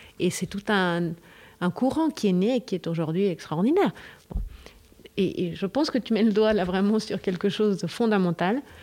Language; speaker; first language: French; non-native, fluent; Spanish